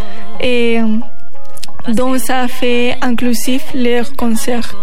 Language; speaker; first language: French; non-native, learner; Spanish